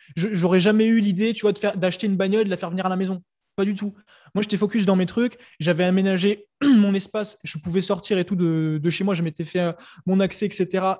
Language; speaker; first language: French; native; French